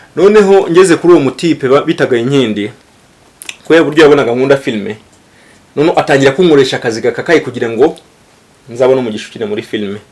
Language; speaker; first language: Kinyarwanda; early bilingual, heritage; Kinyarwanda